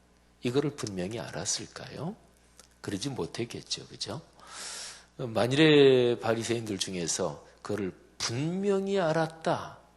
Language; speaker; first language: Korean; native; Korean